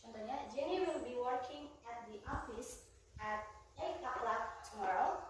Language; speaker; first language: English; non-native, learner; Indonesian